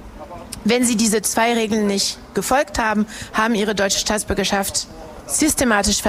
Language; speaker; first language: German; non-native, fluent; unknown